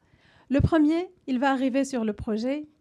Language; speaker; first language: French; non-native, fluent; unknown